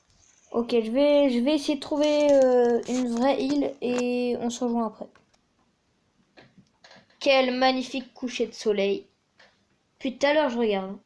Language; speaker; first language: French; native; French